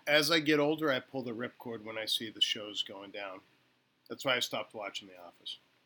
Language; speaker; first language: English; native; English